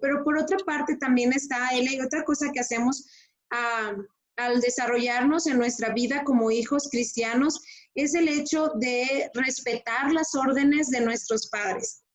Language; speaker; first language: Spanish; native; Spanish